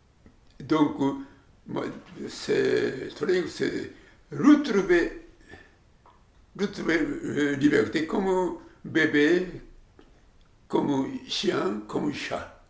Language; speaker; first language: French; non-native, learner; Japanese